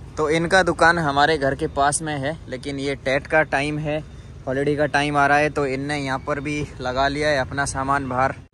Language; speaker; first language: Hindi; native; Hindi